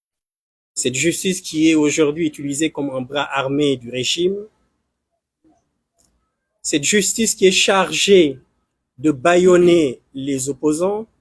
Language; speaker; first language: French; non-native, local second language; Wolof